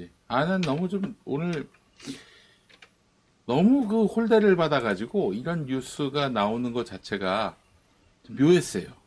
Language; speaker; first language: Korean; native; Korean